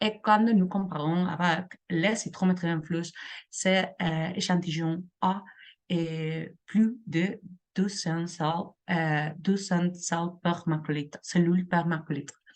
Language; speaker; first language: French; non-native, learner; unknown